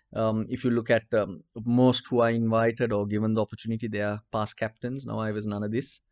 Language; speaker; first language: English; non-native, local second language; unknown